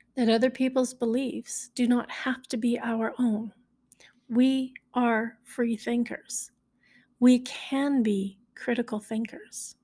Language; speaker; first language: English; native; English